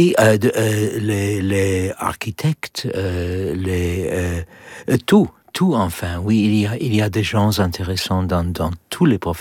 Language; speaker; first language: French; non-native, learner; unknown